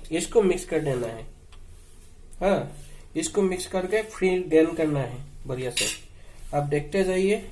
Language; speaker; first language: Hindi; non-native, local second language; Assamese